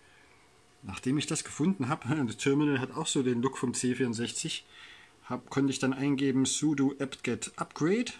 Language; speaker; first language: German; native; German